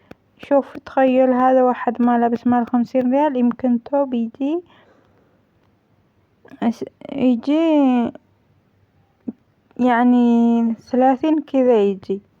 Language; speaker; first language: Arabic; non-native, learner; Amharic